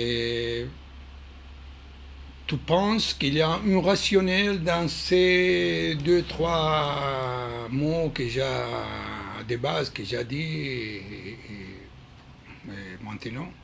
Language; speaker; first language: French; non-native, learner; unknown